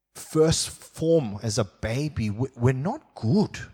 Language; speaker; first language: English; native; English